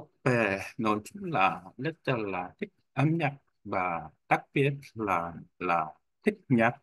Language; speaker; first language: Vietnamese; non-native, learner; Korean